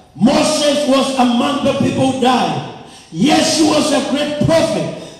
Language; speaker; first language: English; non-native, local second language; Swahili